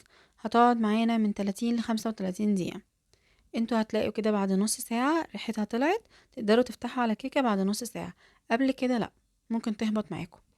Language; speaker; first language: Arabic; native; Arabic